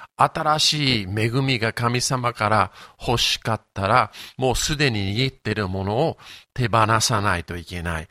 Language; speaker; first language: Japanese; non-native, fluent; English